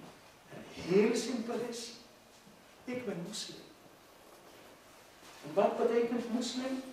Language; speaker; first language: Dutch; non-native, fluent; Urdu